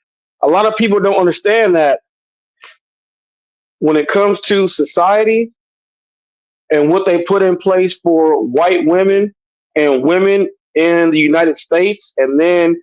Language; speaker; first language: English; native; English